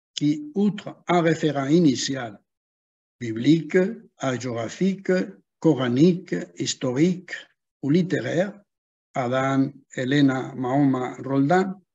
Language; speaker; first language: French; non-native, fluent; Spanish